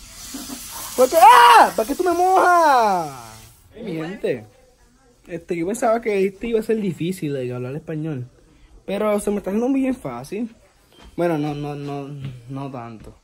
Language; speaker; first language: Spanish; early bilingual, heritage; English